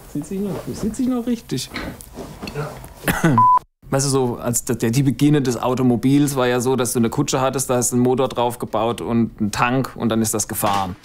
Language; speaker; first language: German; native; German